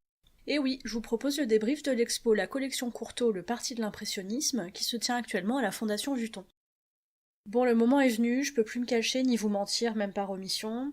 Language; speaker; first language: French; native; French